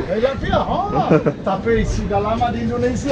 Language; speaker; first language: Indonesian; non-native, fluent; English